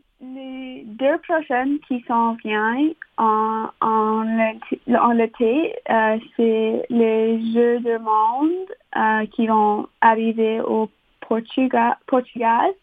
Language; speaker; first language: French; non-native, local second language; English